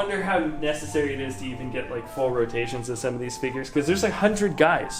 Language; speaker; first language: English; native; English